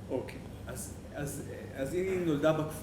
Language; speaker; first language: Hebrew; native; Hebrew